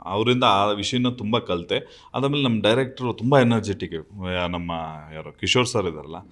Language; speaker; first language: Kannada; native; Kannada